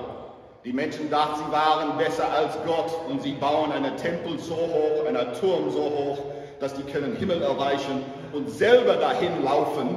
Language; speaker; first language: German; non-native, fluent; English